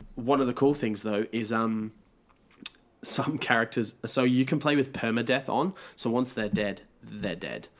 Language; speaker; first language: English; native; English